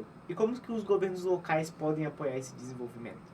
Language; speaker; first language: Portuguese; native; Portuguese